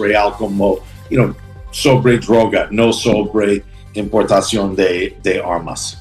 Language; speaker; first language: Spanish; non-native, learner; English